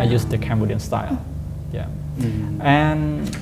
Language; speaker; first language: English; non-native, fluent; Khmer